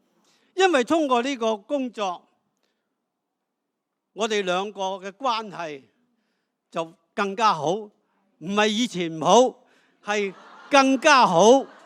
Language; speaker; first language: Cantonese; native; Cantonese